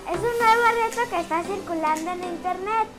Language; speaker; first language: Spanish; native; Spanish